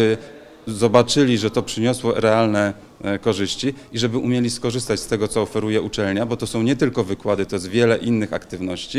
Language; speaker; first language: Polish; native; Polish